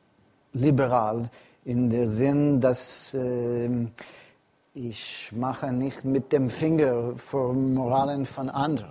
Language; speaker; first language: German; non-native, fluent; English